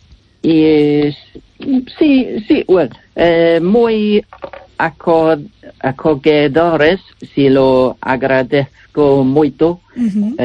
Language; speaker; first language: Spanish; non-native, learner; English